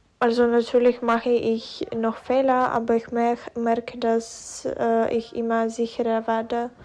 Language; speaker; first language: German; non-native, fluent; Ukrainian